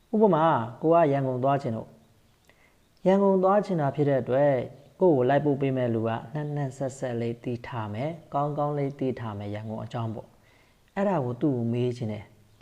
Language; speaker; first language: Burmese; native; Burmese